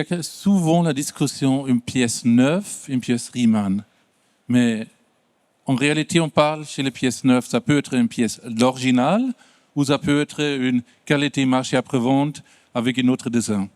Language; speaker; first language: French; non-native, fluent; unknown